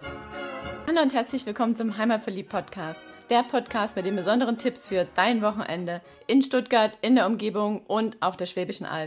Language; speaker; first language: German; native; German